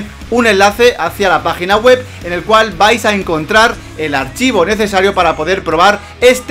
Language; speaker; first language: Spanish; native; Spanish